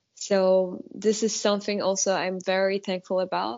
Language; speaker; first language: English; non-native, fluent; Polish